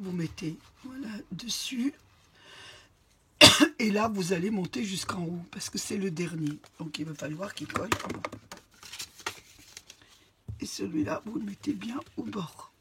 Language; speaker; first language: French; native; French